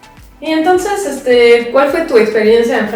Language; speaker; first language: Spanish; non-native, fluent; French